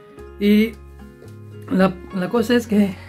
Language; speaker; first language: Spanish; non-native, learner; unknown